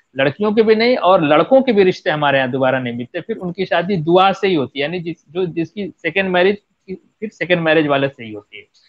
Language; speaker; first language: Hindi; non-native, local second language; Bhojpuri